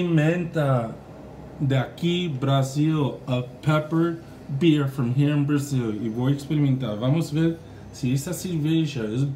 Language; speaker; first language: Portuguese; non-native, learner; English